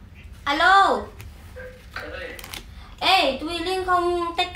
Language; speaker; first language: Vietnamese; non-native, learner; Indonesian